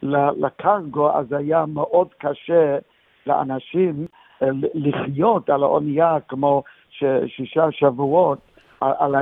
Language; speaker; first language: Hebrew; non-native, fluent; English